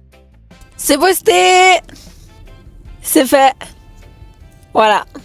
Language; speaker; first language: French; native; French